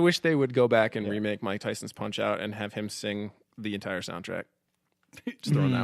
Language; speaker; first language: English; native; English